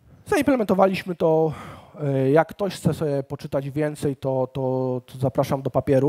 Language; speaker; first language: Polish; native; Polish